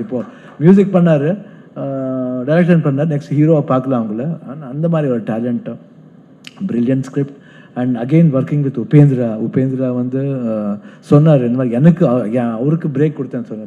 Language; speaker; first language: Tamil; non-native, fluent; Kannada